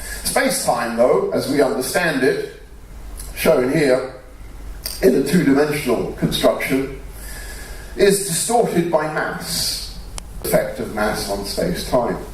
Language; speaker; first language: English; native; English